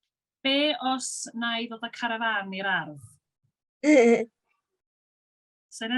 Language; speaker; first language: Welsh; native; Welsh